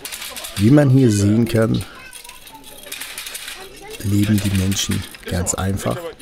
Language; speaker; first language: German; non-native, local second language; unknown